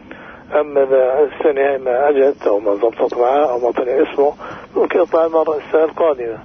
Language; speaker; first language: Arabic; native; Arabic